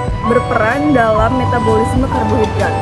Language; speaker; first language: Indonesian; native; Indonesian